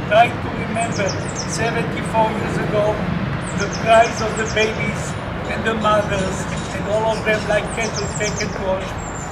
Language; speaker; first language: English; non-native, fluent; Hebrew